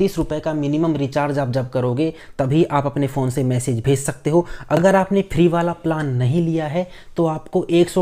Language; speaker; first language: Hindi; native; Hindi